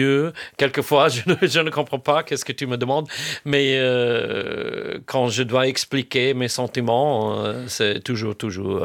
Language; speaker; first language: French; non-native, fluent; English